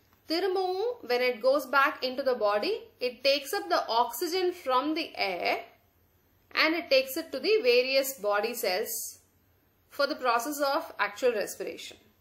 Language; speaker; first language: English; non-native, local second language; Tamil